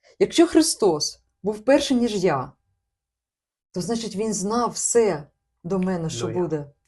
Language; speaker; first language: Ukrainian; non-native, local second language; Russian